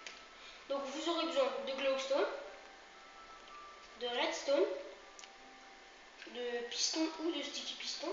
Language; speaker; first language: French; native; French